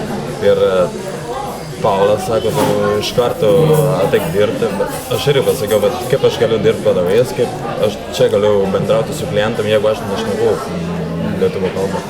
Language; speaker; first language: Lithuanian; non-native, fluent; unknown